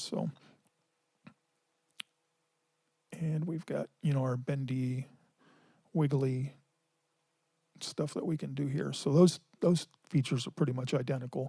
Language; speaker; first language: English; native; English